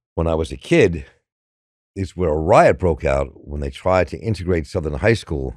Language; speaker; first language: English; native; English